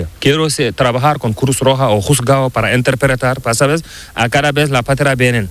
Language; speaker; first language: Spanish; non-native, learner; Fula